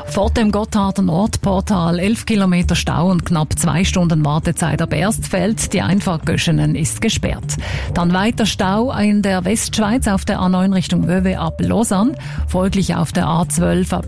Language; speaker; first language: German; native; German